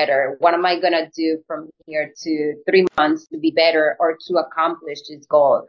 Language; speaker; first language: English; non-native, fluent; Spanish